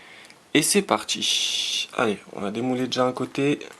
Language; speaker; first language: French; native; French